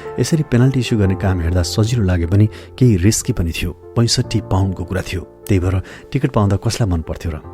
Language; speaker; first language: Nepali; native; Nepali